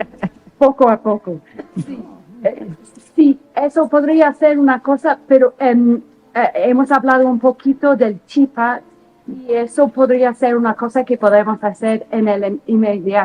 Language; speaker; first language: Spanish; non-native, fluent; English